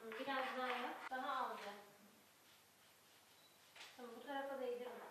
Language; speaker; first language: Turkish; native; Turkish